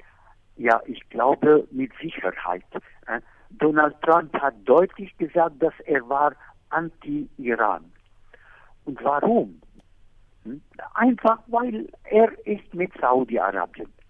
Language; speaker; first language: German; non-native, fluent; Arabic